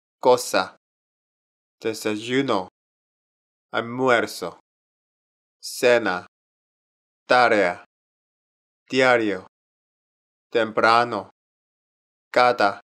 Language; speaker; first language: Spanish; non-native, learner; Korean